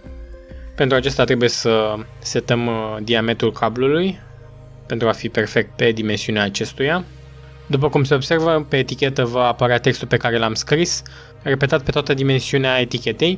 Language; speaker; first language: Romanian; native; Romanian